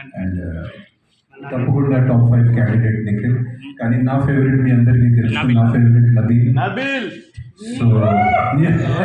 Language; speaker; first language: Telugu; non-native, fluent; Hindi